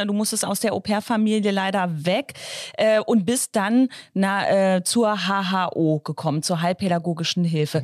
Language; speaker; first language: German; native; German